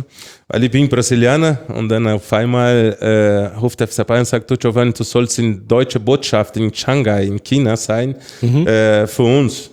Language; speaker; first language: German; non-native, fluent; Portuguese